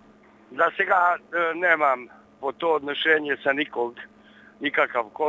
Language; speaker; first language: Bulgarian; non-native, learner; Serbian